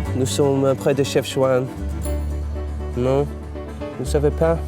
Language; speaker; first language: French; non-native, learner; English